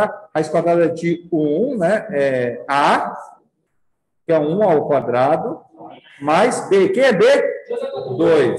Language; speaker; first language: Portuguese; native; Portuguese